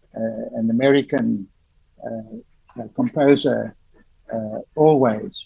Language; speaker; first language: English; native; English